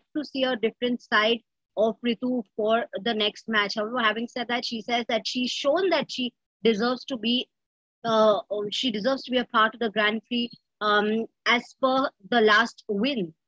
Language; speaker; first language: English; non-native, local second language; Hindi